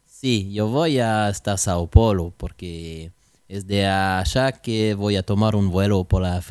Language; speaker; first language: Spanish; non-native, learner; French